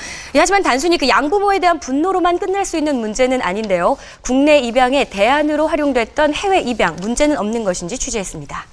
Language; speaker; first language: Korean; native; Korean